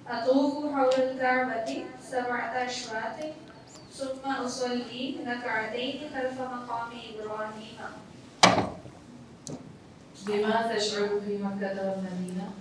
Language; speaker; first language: Arabic; non-native, learner; Urdu